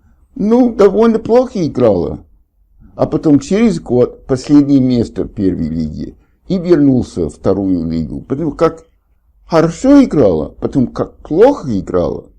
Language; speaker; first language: Russian; non-native, fluent; English